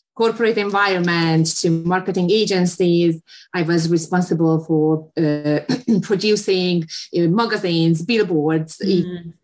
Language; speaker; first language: English; non-native, fluent; Hungarian